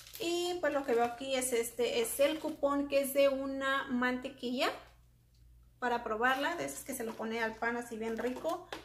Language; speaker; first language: Spanish; native; Spanish